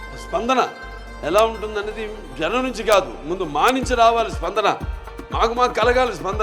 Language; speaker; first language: Telugu; native; Telugu